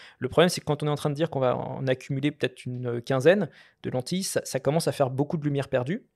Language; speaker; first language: French; native; French